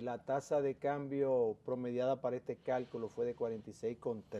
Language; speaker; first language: Spanish; native; Spanish